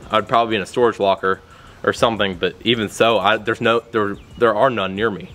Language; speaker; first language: English; native; English